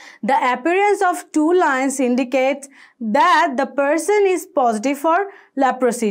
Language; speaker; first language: English; non-native, local second language; Bangla